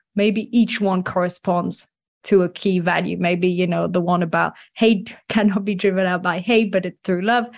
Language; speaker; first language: English; non-native, fluent; French